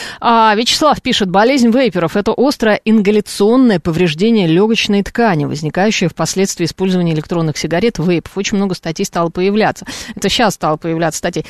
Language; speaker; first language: Russian; native; Russian